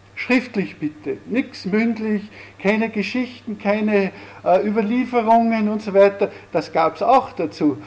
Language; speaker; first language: German; native; German